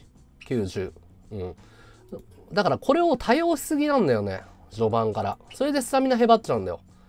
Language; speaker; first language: Japanese; native; Japanese